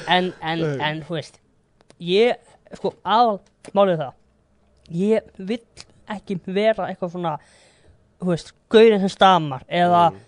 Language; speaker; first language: Icelandic; native; Icelandic